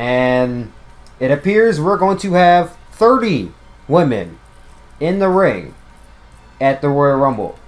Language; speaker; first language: English; native; English